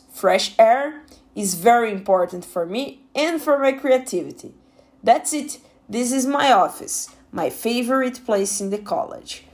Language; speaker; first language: English; non-native, fluent; Portuguese